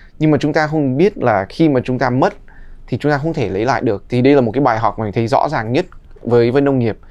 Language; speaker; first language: Vietnamese; early bilingual, heritage; Vietnamese